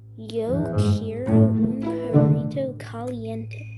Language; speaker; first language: Spanish; non-native, learner; English